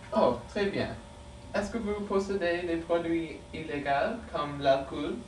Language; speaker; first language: French; non-native, learner; English